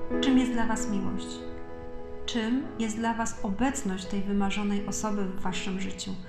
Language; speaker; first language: Polish; native; Polish